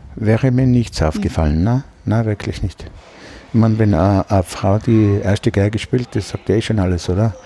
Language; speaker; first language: German; native; German